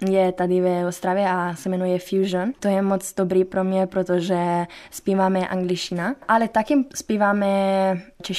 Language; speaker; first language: Czech; non-native, learner; Italian